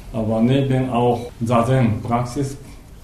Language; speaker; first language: German; non-native, learner; Japanese